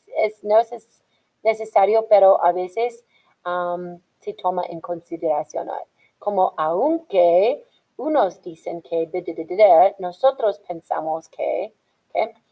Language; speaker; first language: Spanish; non-native, fluent; English